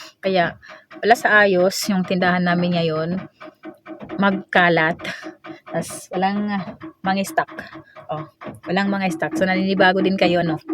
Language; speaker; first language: Filipino; non-native, local second language; Waray